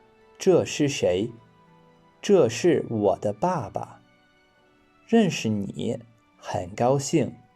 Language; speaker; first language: Chinese; non-native, fluent; English